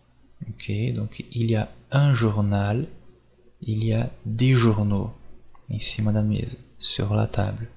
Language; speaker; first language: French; non-native, fluent; Portuguese